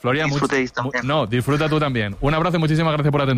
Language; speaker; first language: Spanish; native; Spanish